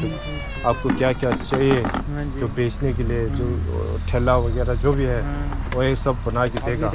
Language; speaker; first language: Hindi; non-native, local second language; Tibetan